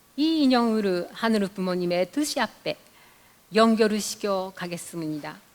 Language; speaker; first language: Korean; non-native, fluent; Japanese